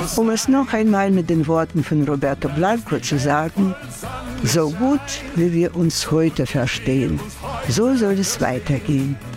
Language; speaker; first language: German; non-native, fluent; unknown